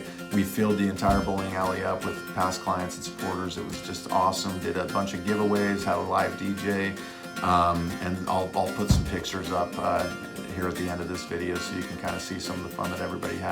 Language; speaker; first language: English; native; English